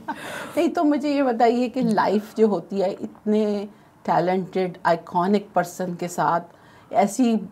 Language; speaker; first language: Urdu; native; Urdu